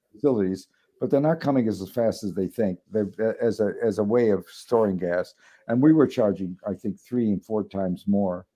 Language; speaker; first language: English; native; English